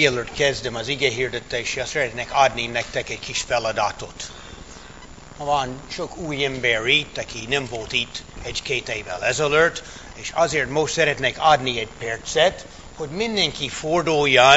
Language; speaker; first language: Hungarian; non-native, fluent; English